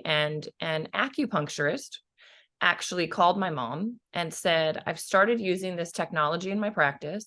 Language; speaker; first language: English; native; English